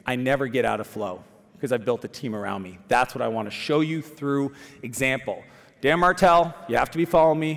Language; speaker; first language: English; native; English